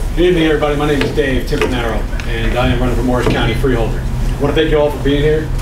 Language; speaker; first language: English; native; English